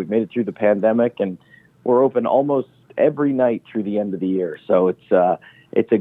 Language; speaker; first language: English; native; English